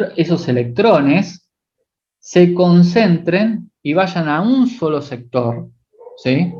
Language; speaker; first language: Spanish; native; Spanish